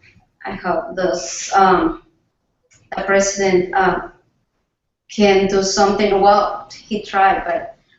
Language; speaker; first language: English; non-native, learner; Spanish